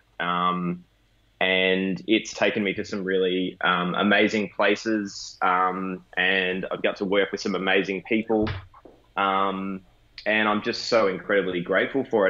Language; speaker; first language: English; native; English